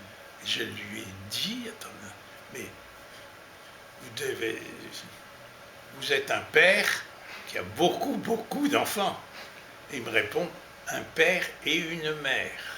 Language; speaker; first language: French; native; French